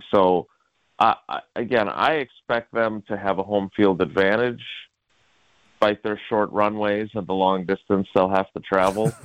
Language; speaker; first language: English; native; English